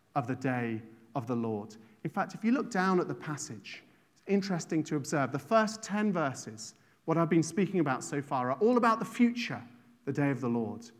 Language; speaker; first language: English; native; English